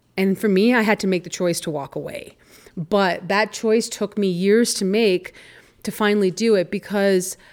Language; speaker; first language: English; native; English